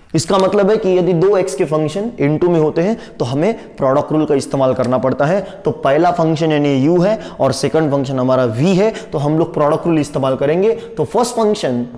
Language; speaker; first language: Hindi; non-native, local second language; Marathi